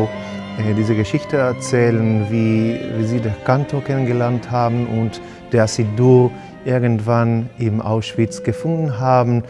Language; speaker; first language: German; non-native, fluent; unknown